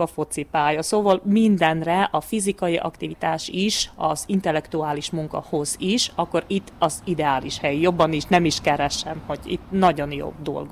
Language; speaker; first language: Hungarian; non-native, local second language; Ukrainian